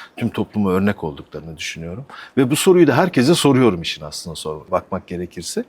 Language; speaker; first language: Turkish; native; Turkish